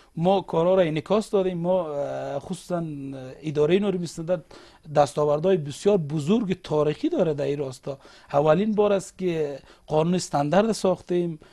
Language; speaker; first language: Persian; non-native, local second language; Uzbek